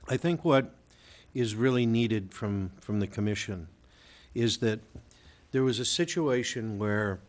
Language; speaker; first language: English; native; English